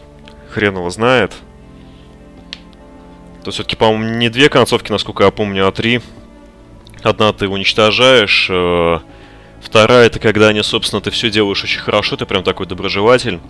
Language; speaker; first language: Russian; native; Russian